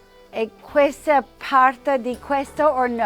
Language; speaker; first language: Italian; non-native, learner; English